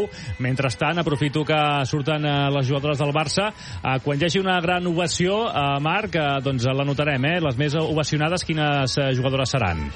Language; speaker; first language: Catalan; native; Catalan